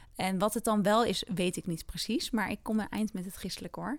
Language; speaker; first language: Dutch; native; Dutch